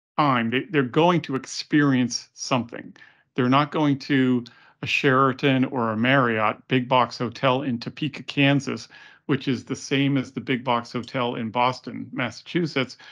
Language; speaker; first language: English; native; English